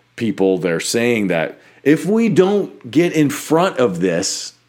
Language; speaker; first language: English; native; English